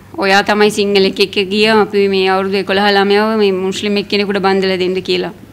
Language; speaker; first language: Sinhala; non-native, local second language; Tamil